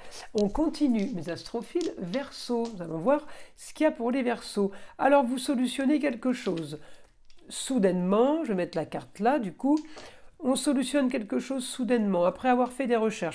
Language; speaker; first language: French; native; French